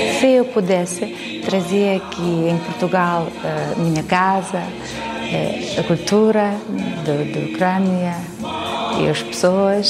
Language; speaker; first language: Portuguese; non-native, learner; Ukrainian